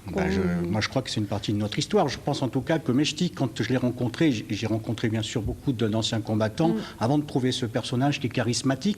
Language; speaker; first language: French; native; French